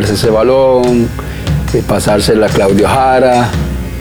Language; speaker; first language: Spanish; native; Spanish